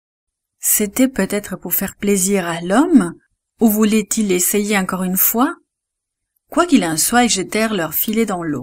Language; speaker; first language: French; native; French